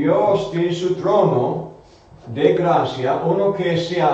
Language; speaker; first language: Spanish; non-native, fluent; English